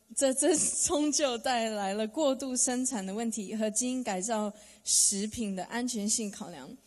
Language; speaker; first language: Chinese; early bilingual, heritage; English